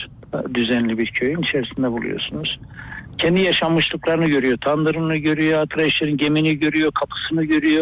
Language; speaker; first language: Turkish; native; Turkish